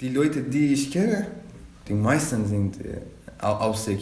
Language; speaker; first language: German; non-native, learner; Persian